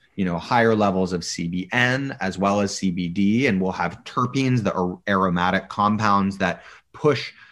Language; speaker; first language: English; native; English